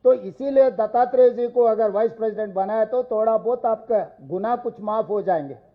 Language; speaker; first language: Hindi; non-native, local second language; Telugu